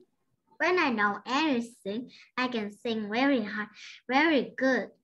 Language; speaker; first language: English; non-native, learner; Vietnamese